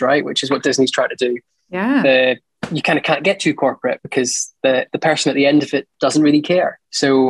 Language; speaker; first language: English; native; English